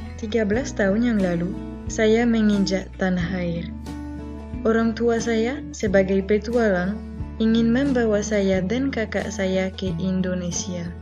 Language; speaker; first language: Indonesian; non-native, fluent; French